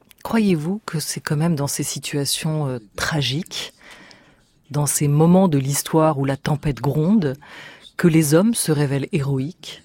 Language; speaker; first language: French; native; French